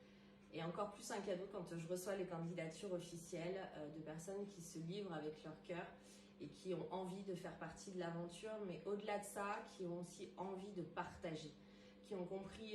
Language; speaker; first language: French; native; French